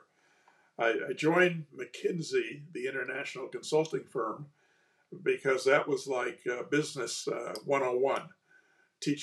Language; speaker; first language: English; native; English